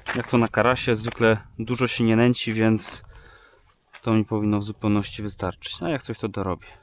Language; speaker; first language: Polish; native; Polish